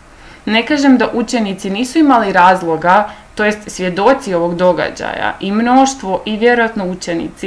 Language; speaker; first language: Croatian; native; Croatian